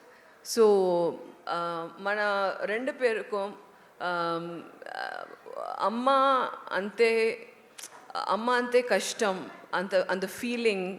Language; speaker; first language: Telugu; non-native, learner; Tamil